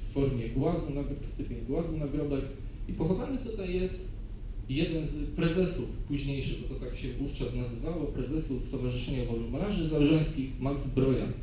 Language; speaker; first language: Polish; native; Polish